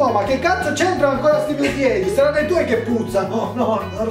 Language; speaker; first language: Italian; native; Italian